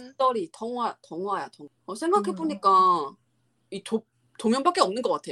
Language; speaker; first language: Korean; non-native, learner; Chinese